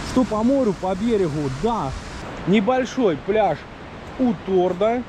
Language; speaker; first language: Russian; native; Russian